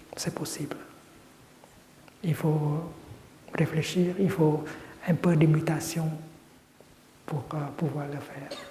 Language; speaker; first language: French; non-native, fluent; Vietnamese